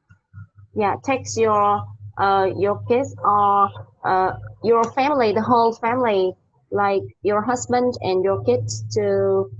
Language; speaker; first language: English; non-native, learner; Vietnamese